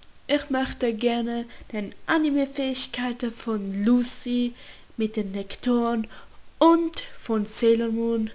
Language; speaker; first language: German; non-native, learner; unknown